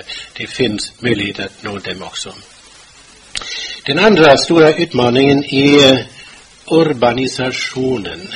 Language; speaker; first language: Swedish; non-native, fluent; German